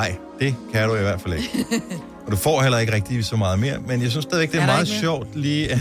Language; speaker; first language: Danish; native; Danish